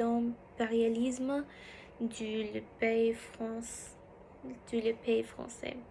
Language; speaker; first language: French; non-native, learner; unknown